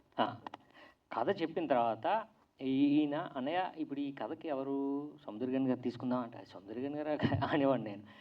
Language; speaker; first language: Telugu; native; Telugu